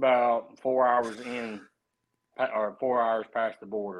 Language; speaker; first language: English; early bilingual, other home language; Spanish